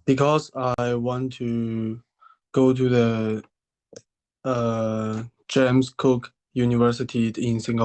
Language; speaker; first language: English; non-native, learner; Chinese